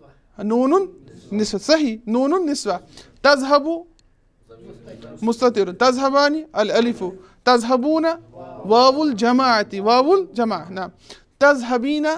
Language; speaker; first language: Arabic; non-native, fluent; Urdu